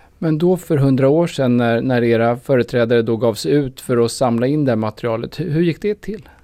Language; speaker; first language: Swedish; native; Swedish